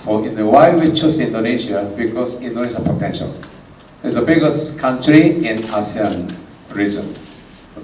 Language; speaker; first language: English; non-native, fluent; Korean